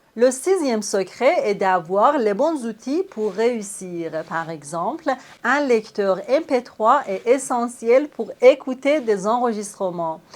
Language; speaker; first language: French; non-native, fluent; Persian